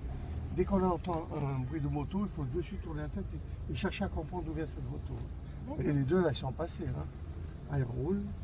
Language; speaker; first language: French; native; French